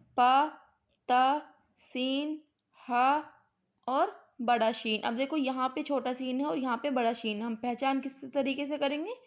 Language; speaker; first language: Hindi; native; Hindi